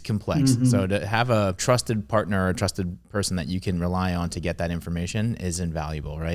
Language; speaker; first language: English; native; English